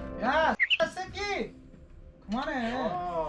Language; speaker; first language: Korean; non-native, learner; Persian